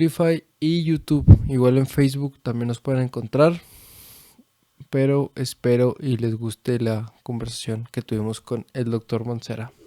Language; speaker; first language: Spanish; native; Spanish